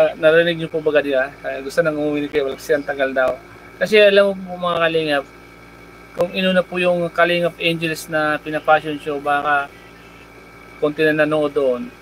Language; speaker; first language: Filipino; native; Filipino